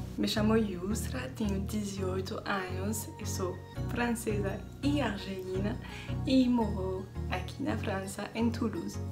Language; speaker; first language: Portuguese; non-native, learner; French